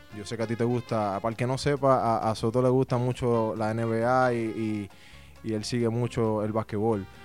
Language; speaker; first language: Spanish; native; Spanish